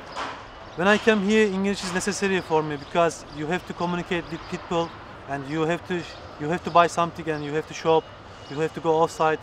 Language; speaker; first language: English; non-native, learner; Turkish